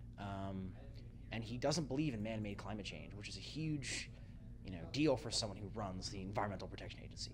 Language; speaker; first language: English; native; English